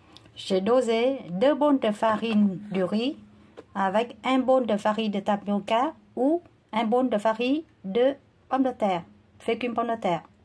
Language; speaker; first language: French; non-native, learner; Vietnamese